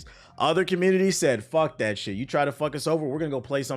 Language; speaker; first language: English; native; English